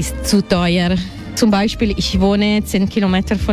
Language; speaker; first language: German; non-native, fluent; Italian